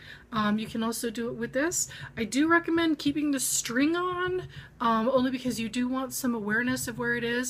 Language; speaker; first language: English; native; English